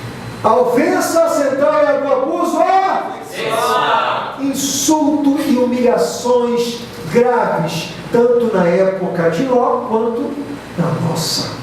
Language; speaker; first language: Portuguese; native; Portuguese